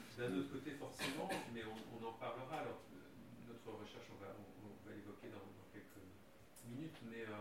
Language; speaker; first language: French; native; French